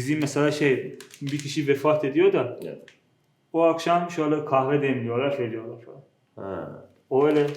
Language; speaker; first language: Turkish; non-native, fluent; Persian